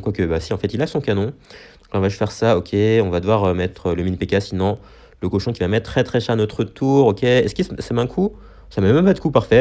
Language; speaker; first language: French; native; French